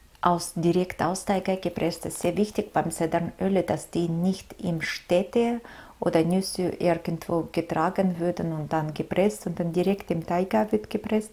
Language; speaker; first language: German; non-native, fluent; Russian